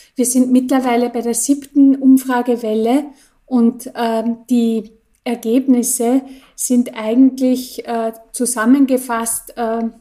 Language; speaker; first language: German; native; German